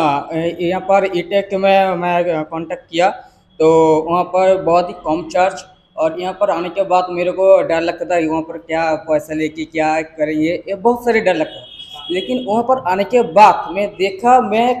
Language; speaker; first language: Hindi; non-native, local second language; Bangla